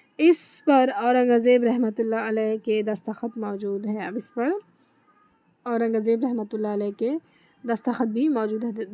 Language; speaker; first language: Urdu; native; Urdu